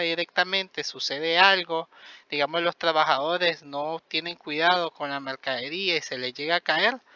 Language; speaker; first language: Spanish; native; Spanish